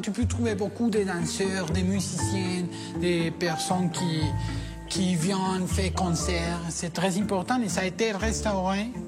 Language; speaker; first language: French; non-native, learner; Spanish